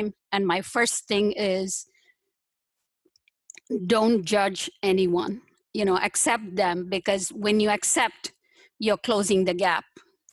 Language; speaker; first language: English; non-native, local second language; Tamil